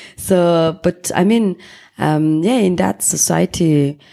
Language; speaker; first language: English; non-native, fluent; Persian